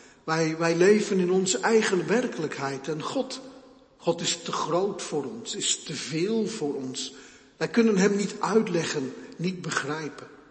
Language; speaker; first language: Dutch; native; Dutch